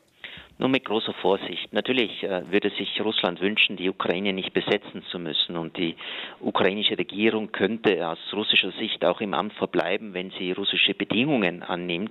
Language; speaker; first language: German; native; German